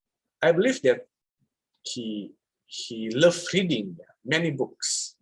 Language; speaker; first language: English; non-native, fluent; Indonesian